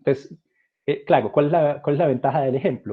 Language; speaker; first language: Spanish; native; Spanish